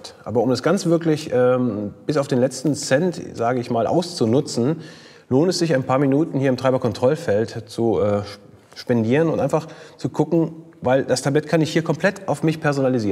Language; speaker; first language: German; native; German